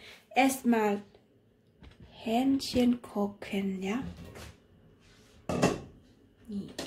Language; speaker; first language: German; non-native, learner; Thai